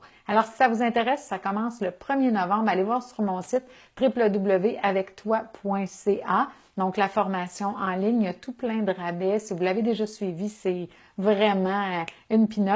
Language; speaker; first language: French; native; French